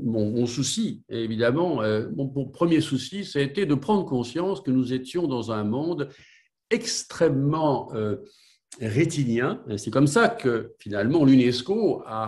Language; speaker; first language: French; native; French